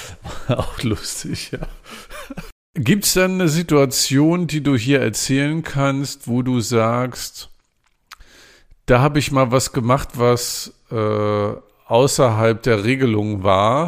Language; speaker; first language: German; native; German